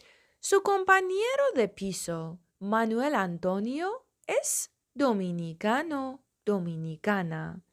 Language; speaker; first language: Spanish; non-native, fluent; Persian